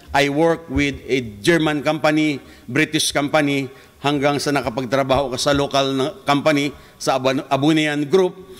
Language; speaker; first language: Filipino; non-native, local second language; Hiligaynon